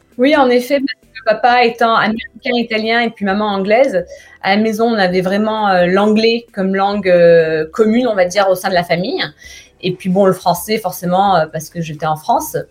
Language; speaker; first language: French; native; French